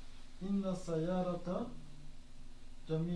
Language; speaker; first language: Arabic; non-native, learner; French